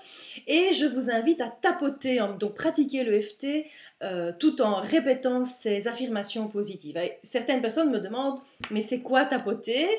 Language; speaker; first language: French; native; French